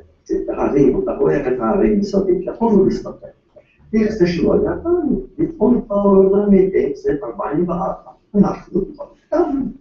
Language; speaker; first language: Hebrew; non-native, fluent; Yiddish